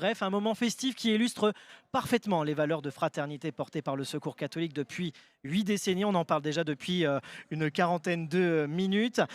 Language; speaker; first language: French; native; French